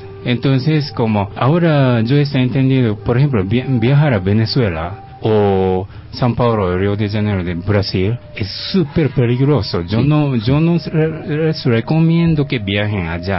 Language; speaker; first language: Spanish; non-native, fluent; Japanese